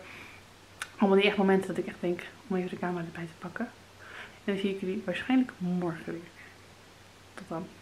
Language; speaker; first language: Dutch; native; Dutch